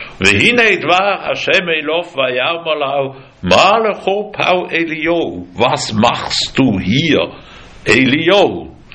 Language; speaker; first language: German; native; German